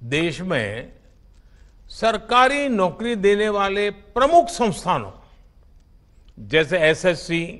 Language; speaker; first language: Hindi; non-native, local second language; Gujarati